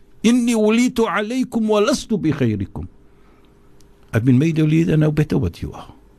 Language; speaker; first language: English; native; English